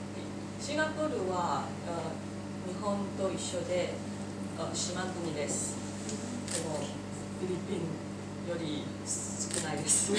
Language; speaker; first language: Japanese; non-native, learner; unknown